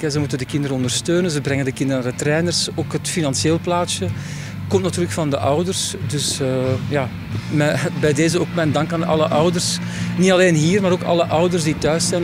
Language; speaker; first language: Dutch; native; Dutch